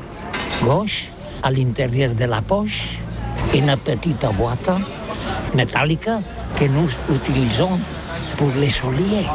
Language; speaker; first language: French; non-native, learner; Catalan